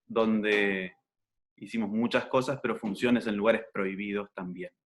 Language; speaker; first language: Spanish; native; Spanish